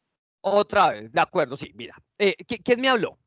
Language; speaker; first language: Spanish; native; Spanish